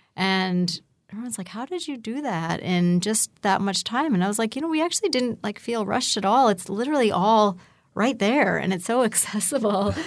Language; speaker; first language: English; native; English